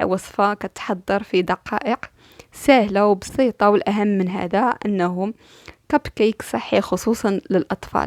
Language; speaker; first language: Arabic; native; Arabic